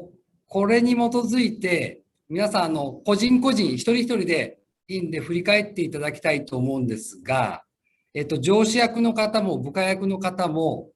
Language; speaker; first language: Japanese; native; Japanese